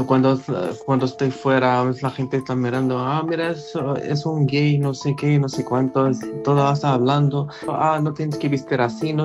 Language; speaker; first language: Spanish; non-native, learner; Arabic